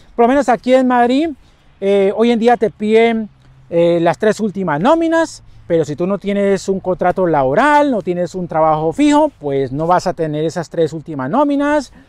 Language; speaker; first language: Spanish; native; Spanish